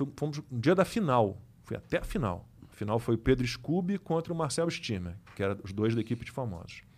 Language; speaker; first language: Portuguese; native; Portuguese